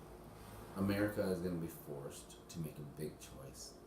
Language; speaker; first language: English; native; English